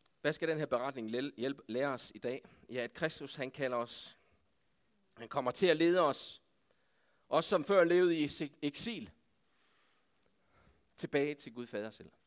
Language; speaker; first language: Danish; native; Danish